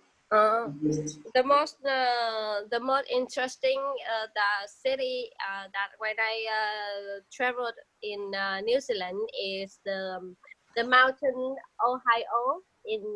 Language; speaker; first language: English; non-native, learner; Vietnamese